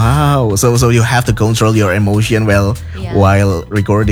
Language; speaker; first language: English; non-native, fluent; Indonesian